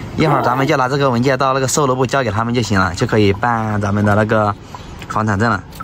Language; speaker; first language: Chinese; native; Chinese